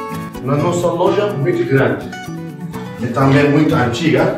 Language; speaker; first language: Portuguese; non-native, learner; Turkish